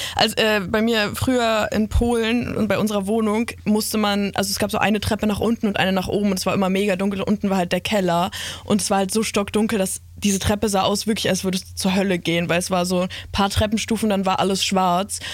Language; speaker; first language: German; native; German